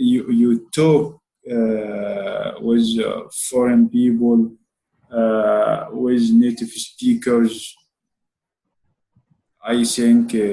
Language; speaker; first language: English; non-native, learner; Arabic